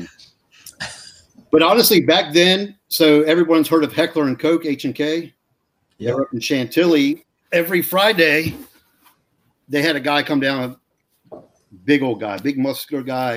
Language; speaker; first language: English; native; English